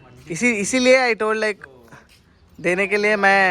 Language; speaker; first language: Hindi; non-native, local second language; Telugu